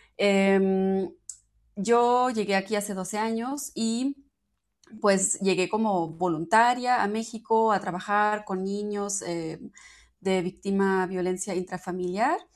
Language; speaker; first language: Spanish; non-native, fluent; German